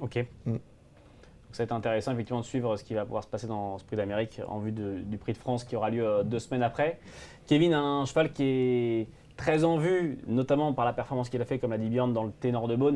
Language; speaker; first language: French; native; French